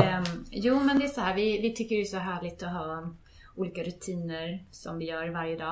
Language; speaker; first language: Swedish; native; Swedish